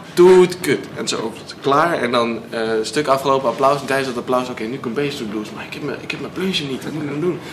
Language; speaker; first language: Dutch; native; Dutch